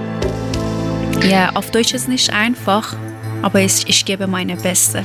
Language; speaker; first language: German; non-native, learner; Persian